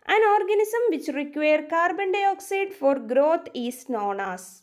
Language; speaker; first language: English; non-native, local second language; Malayalam